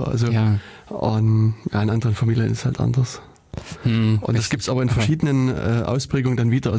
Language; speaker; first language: German; native; German